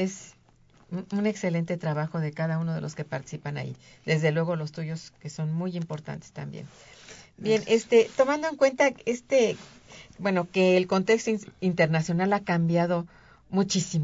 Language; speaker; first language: Spanish; native; Spanish